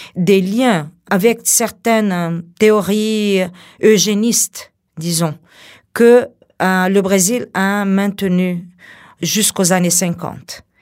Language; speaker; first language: French; non-native, fluent; Portuguese